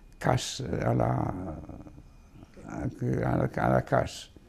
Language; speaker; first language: Hebrew; non-native, fluent; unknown